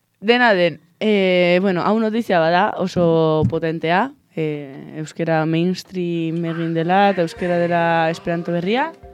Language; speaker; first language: Basque; non-native, local second language; Spanish